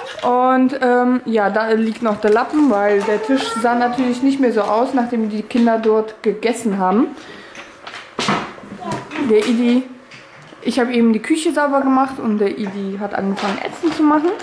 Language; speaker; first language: German; native; German